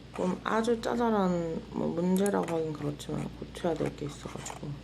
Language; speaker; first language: Korean; native; Korean